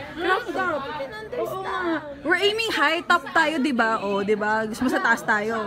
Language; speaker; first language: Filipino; native; Filipino